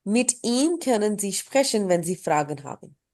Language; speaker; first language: German; non-native, fluent; Urdu